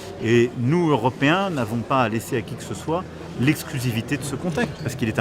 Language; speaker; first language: French; native; French